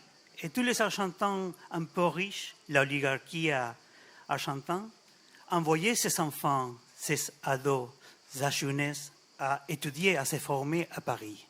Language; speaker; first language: French; non-native, fluent; Spanish